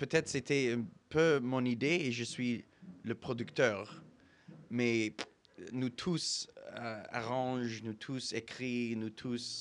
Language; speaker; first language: French; non-native, fluent; English